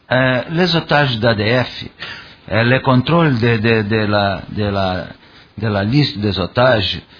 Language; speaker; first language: French; non-native, learner; Portuguese